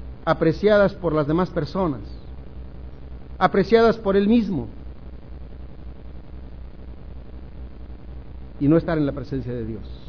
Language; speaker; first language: Spanish; native; Spanish